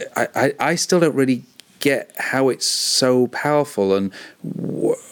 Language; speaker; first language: English; native; English